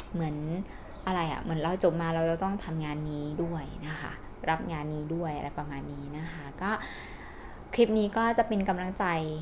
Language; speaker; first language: Thai; native; Thai